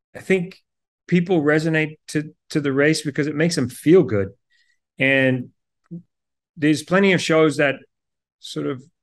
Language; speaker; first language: English; native; English